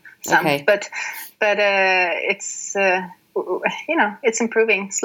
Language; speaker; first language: English; non-native, fluent; Norwegian